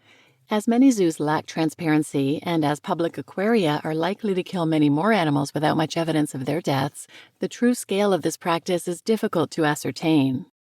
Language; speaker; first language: English; native; English